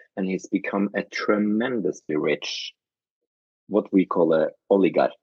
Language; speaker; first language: English; non-native, fluent; Norwegian